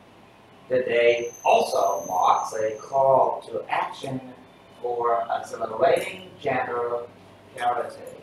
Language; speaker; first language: English; non-native, fluent; Vietnamese